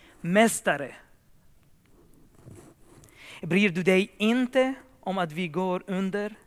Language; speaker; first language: Swedish; non-native, fluent; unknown